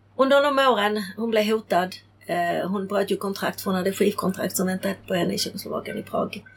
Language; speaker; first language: Swedish; early bilingual, other home language; Czech